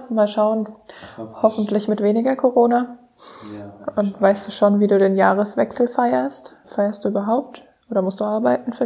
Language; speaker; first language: German; native; German